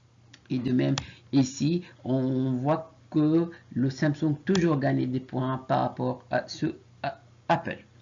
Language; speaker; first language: French; non-native, fluent; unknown